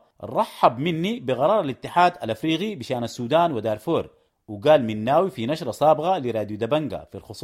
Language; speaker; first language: Arabic; native; Arabic